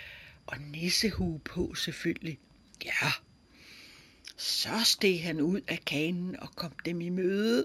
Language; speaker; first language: Danish; native; Danish